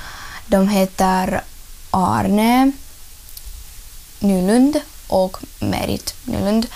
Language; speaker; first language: Swedish; non-native, learner; Russian